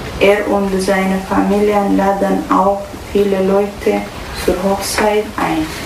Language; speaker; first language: German; non-native, learner; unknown